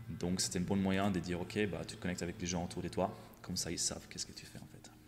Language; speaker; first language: French; non-native, fluent; German